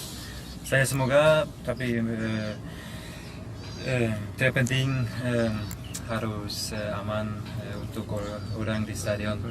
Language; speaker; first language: Indonesian; non-native, learner; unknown